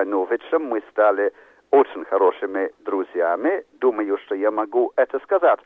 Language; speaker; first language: Russian; non-native, fluent; English